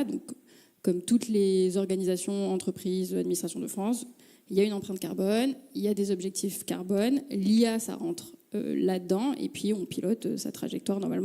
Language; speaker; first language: French; native; French